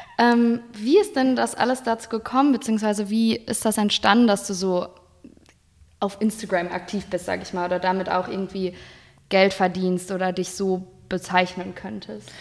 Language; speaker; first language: German; native; German